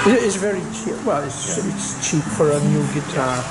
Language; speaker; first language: English; non-native, fluent; Dutch